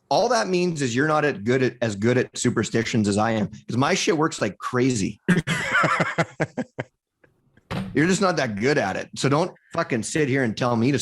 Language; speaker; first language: English; native; English